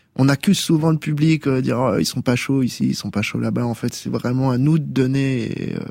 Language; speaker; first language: French; native; French